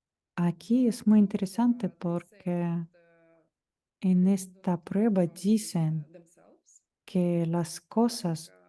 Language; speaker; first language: Spanish; non-native, fluent; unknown